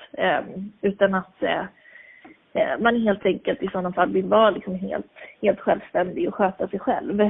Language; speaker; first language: Swedish; native; Swedish